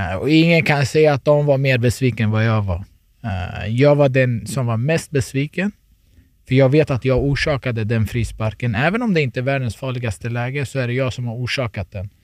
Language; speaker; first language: Swedish; early bilingual, other home language; Turoyo